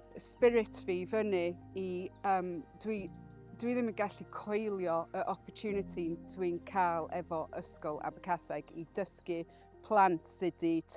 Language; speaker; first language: Welsh; non-native, learner; English